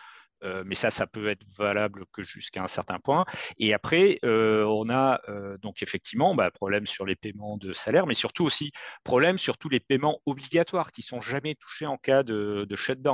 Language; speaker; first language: French; native; French